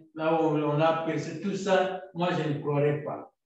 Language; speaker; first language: French; non-native, local second language; Lingala